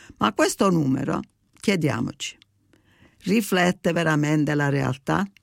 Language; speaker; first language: Italian; early bilingual, heritage; Italian